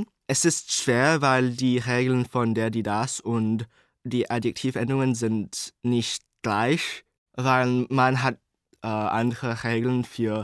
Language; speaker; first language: German; non-native, learner; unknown